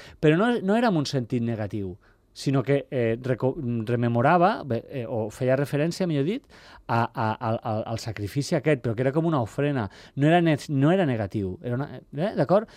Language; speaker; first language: Catalan; native; Catalan